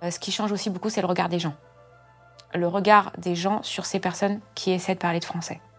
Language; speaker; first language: French; native; French